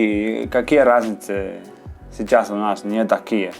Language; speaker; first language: Russian; non-native, fluent; Spanish